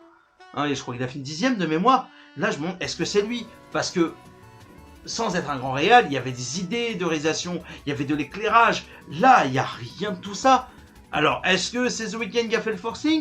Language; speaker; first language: French; native; French